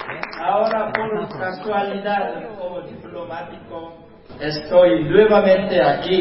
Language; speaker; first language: Spanish; non-native, fluent; Korean